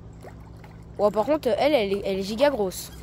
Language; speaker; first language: French; native; French